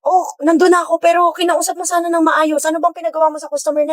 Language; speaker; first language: Filipino; native; Filipino